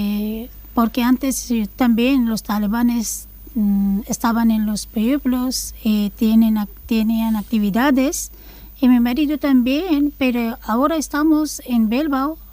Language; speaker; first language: Spanish; non-native, learner; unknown